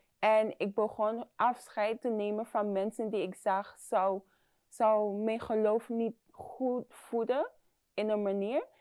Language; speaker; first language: Dutch; non-native, fluent; English